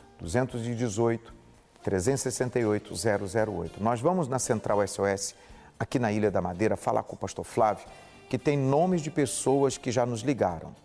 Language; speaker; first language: Portuguese; native; Portuguese